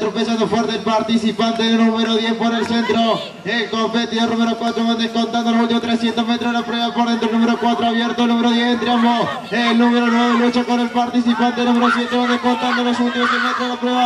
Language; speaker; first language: Spanish; native; Spanish